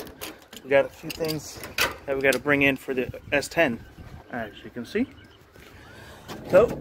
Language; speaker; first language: English; native; English